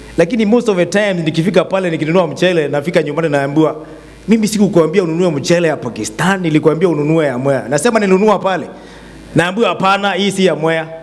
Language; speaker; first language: Swahili; non-native, local second language; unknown